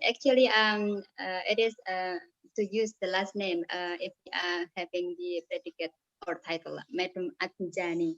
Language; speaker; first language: English; non-native, fluent; Indonesian